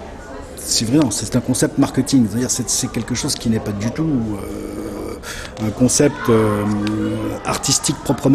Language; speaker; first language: French; native; French